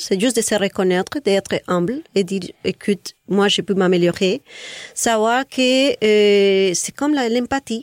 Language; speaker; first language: French; non-native, fluent; Spanish